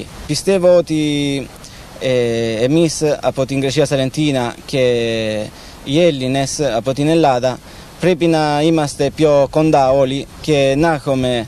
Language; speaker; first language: Greek; early bilingual, heritage; Greek